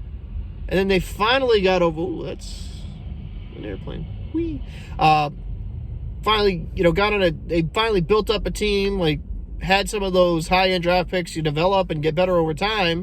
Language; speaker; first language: English; native; English